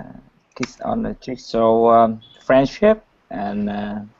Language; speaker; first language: English; non-native, learner; Vietnamese